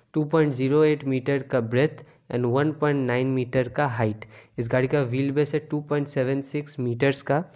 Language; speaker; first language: Hindi; native; Hindi